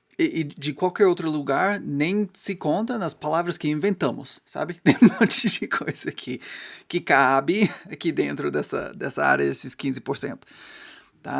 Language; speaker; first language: Portuguese; non-native, fluent; English